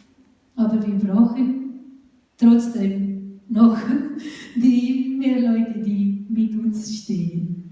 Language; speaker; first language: German; non-native, fluent; Urdu